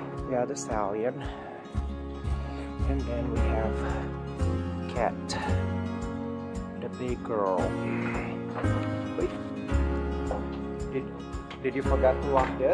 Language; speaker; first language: English; non-native, fluent; Portuguese